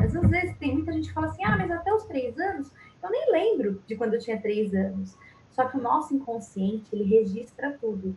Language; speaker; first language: Portuguese; native; Portuguese